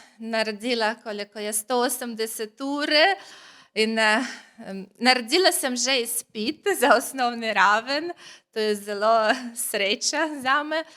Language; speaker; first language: Slovenian; non-native, learner; Russian